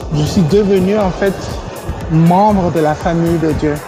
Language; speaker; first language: French; non-native, local second language; Malagasy